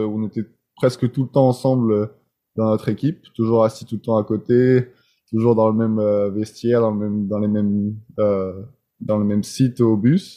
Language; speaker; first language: French; native; French